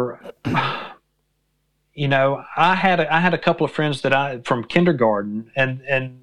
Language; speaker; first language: English; native; English